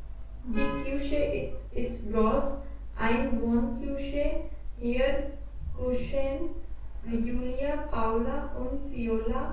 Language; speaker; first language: German; non-native, learner; Hindi